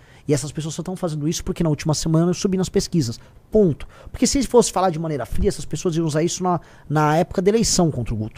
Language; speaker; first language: Portuguese; native; Portuguese